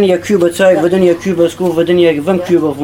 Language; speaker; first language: Danish; non-native, learner; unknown